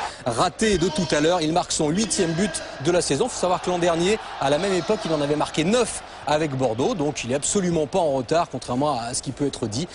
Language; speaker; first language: French; native; French